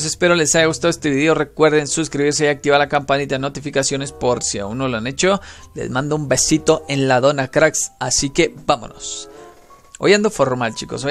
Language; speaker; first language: Spanish; native; Spanish